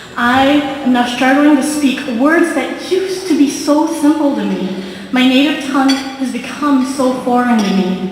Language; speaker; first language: English; early bilingual, heritage; Vietnamese